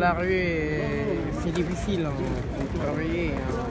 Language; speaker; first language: French; non-native, learner; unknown